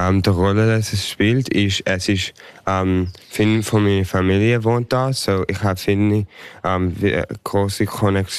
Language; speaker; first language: German; early bilingual, heritage; English